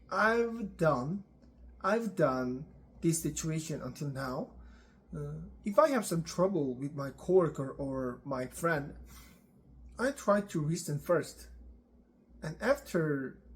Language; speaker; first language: English; non-native, learner; Korean